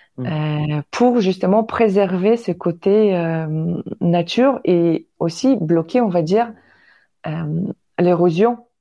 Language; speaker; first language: French; non-native, fluent; Polish